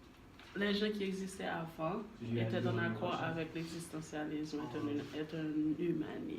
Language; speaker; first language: French; non-native, learner; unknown